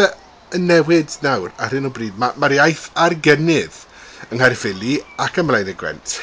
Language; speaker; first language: Welsh; non-native, local second language; English